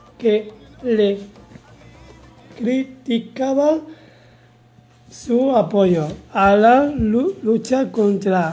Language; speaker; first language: Spanish; native; Spanish